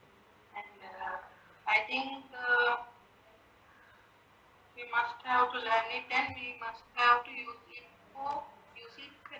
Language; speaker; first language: English; non-native, learner; Sinhala